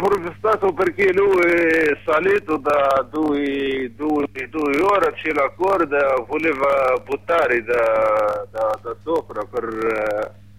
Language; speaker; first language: Italian; non-native, learner; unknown